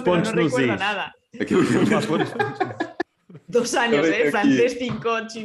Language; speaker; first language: Spanish; non-native, learner; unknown